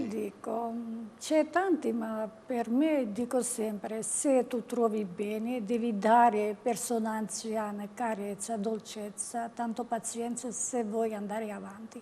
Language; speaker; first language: Italian; non-native, learner; Georgian